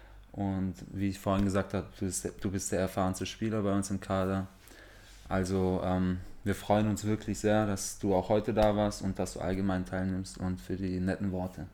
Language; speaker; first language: German; native; German